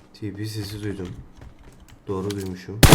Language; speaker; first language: Turkish; native; Turkish